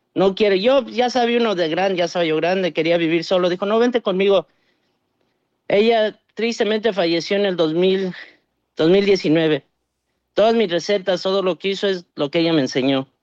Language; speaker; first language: Spanish; early bilingual, heritage; Spanish